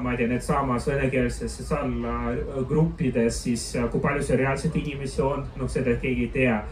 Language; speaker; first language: Estonian; non-native, local second language; Russian